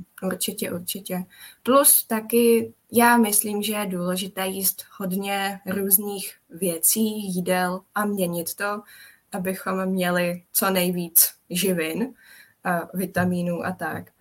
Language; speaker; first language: Czech; non-native, fluent; Japanese